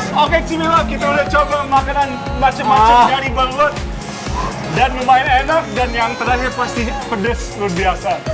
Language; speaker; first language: Indonesian; native; Indonesian